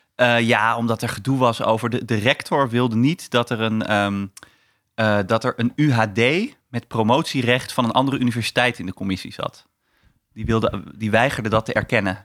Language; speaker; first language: Dutch; native; Dutch